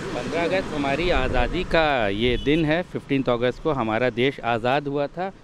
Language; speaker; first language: Hindi; native; Hindi